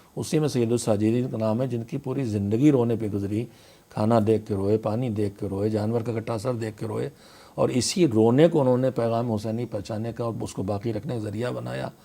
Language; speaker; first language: Urdu; native; Urdu